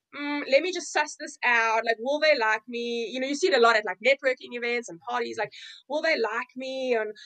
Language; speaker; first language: English; native; English